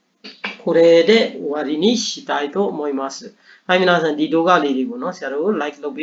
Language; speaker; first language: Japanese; non-native, fluent; Burmese